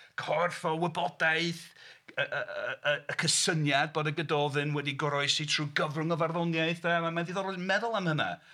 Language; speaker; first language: Welsh; non-native, fluent; English